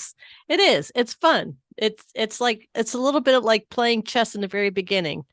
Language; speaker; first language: English; native; English